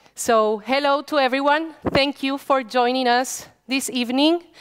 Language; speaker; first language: English; non-native, fluent; Spanish